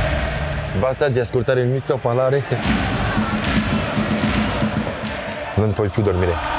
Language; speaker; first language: Italian; non-native, fluent; French